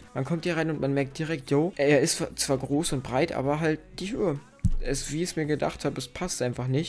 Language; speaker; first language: German; native; German